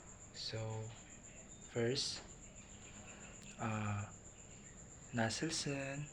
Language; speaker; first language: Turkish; non-native, learner; Filipino